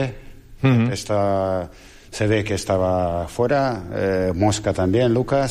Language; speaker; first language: Spanish; non-native, fluent; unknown